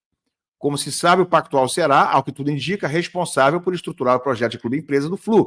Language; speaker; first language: Portuguese; native; Portuguese